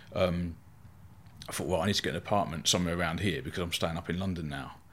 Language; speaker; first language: English; native; English